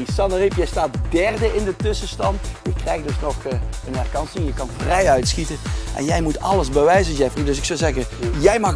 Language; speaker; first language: Dutch; native; Dutch